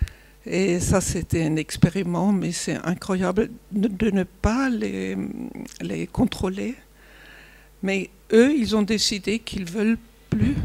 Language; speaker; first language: French; non-native, fluent; German